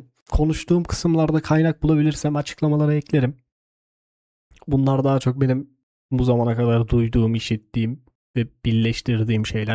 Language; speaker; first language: Turkish; native; Turkish